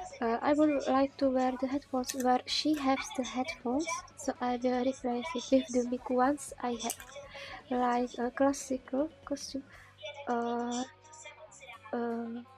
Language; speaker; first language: English; non-native, learner; Czech